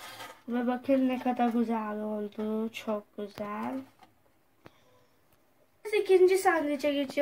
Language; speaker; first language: Turkish; non-native, learner; Urdu